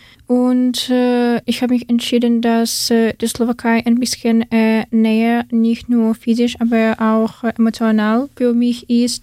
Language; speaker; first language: German; non-native, learner; Ukrainian